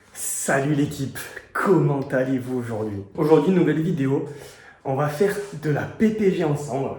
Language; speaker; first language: French; native; French